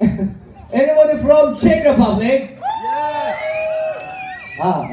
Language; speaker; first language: English; non-native, fluent; Turkish